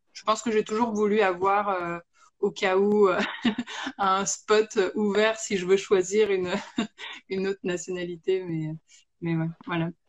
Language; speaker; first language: French; native; French